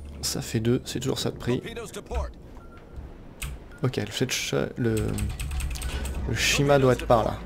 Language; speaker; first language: French; native; French